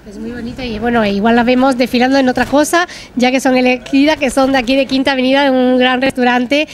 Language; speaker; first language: Spanish; native; Spanish